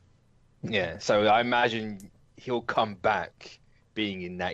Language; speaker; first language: English; native; English